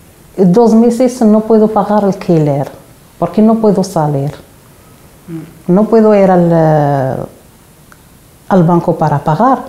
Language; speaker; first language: Spanish; non-native, learner; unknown